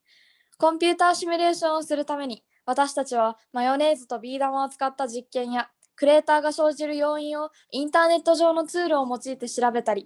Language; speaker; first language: Japanese; native; Japanese